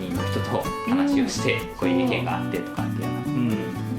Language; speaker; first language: Japanese; native; Japanese